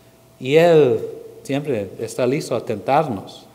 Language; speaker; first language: Spanish; non-native, fluent; English